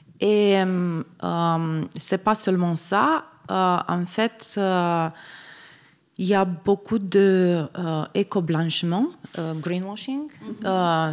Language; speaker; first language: French; non-native, fluent; Romanian